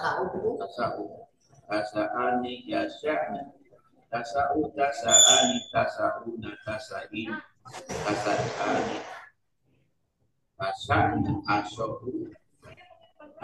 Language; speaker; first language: Arabic; non-native, learner; Indonesian